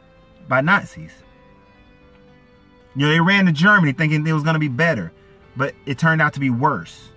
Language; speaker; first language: English; native; English